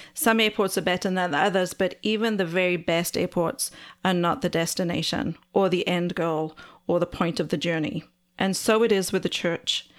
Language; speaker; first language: English; native; English